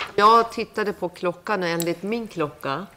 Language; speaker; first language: Swedish; non-native, fluent; Persian